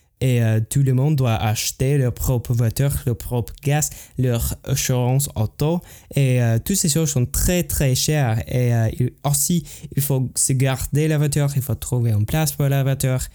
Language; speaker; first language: French; non-native, learner; English